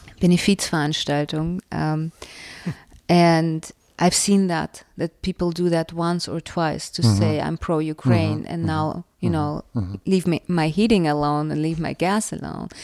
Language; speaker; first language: English; non-native, fluent; Russian